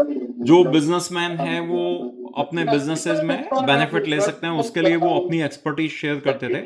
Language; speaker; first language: Hindi; native; Hindi